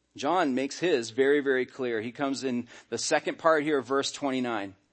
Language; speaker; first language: English; native; English